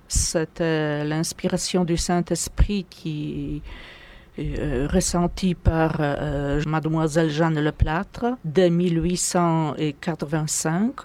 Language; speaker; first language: French; non-native, fluent; Polish